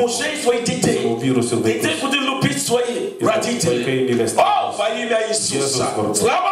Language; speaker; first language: Russian; non-native, fluent; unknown